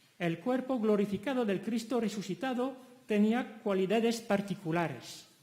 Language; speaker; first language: Spanish; non-native, fluent; French